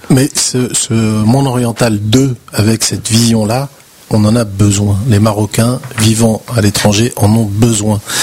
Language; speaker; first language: French; native; French